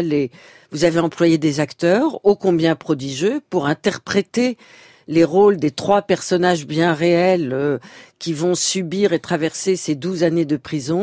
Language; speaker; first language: French; native; French